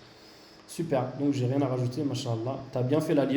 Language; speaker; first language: French; native; French